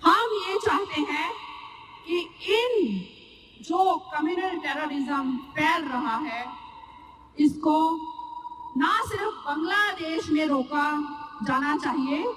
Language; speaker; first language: Hindi; native; Hindi